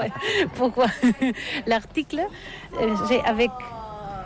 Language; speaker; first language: French; non-native, learner; Catalan